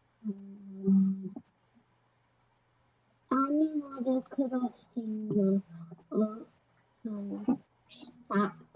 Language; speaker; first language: Japanese; non-native, learner; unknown